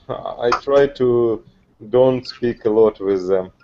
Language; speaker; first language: English; non-native, learner; Russian